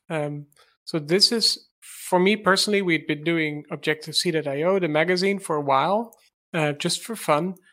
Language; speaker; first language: English; non-native, fluent; Dutch